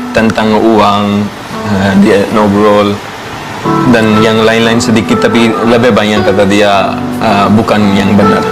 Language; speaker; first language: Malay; non-native, fluent; Hindi